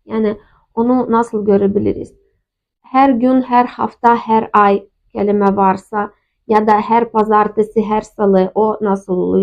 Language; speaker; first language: Turkish; non-native, fluent; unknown